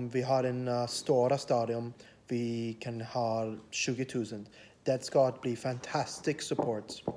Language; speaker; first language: Swedish; non-native, learner; English